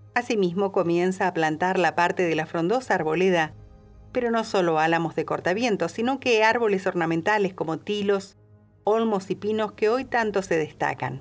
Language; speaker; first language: Spanish; native; Spanish